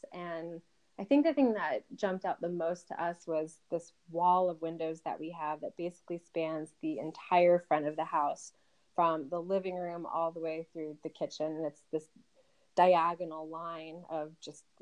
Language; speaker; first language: English; native; English